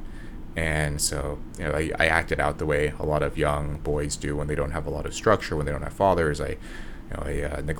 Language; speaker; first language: English; native; English